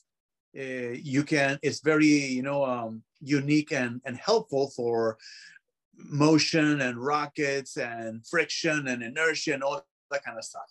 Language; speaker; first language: English; non-native, fluent; Spanish